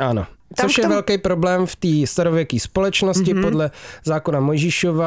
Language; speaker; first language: Czech; native; Czech